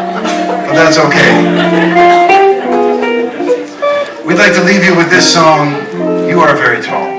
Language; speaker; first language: English; native; English